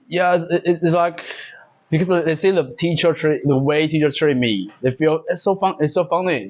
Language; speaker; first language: English; non-native, learner; Chinese